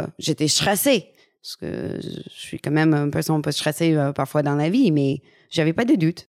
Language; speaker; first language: French; non-native, fluent; English